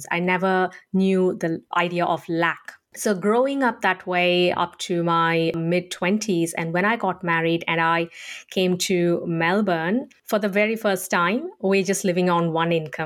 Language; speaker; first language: English; non-native, local second language; Tamil